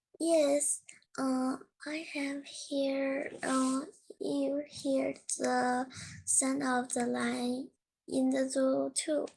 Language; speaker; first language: English; non-native, learner; Chinese